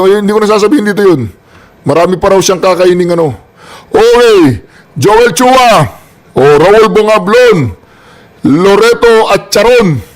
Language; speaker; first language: Filipino; native; Filipino